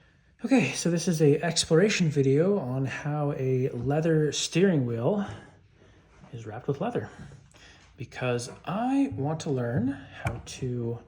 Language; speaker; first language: English; native; English